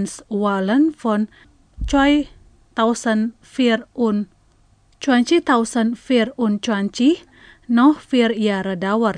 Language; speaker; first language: German; non-native, fluent; Indonesian